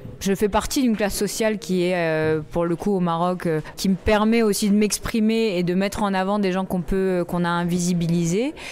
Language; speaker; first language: French; native; French